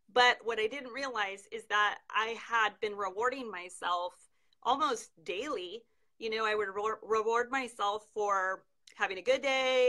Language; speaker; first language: English; native; English